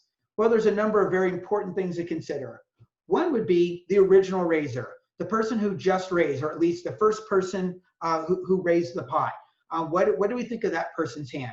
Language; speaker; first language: English; native; English